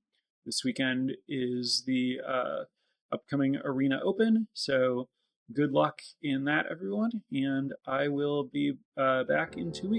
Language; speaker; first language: English; native; English